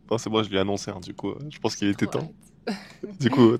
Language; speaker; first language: French; native; French